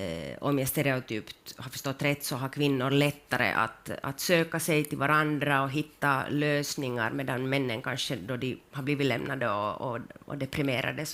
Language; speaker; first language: Swedish; native; Swedish